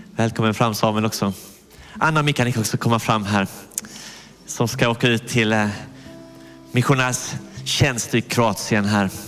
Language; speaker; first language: Swedish; native; Swedish